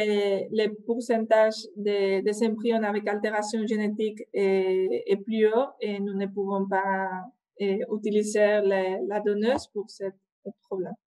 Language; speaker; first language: French; non-native, fluent; Spanish